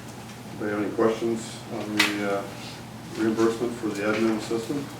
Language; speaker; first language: English; native; English